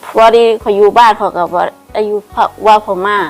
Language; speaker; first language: Lao; non-native, learner; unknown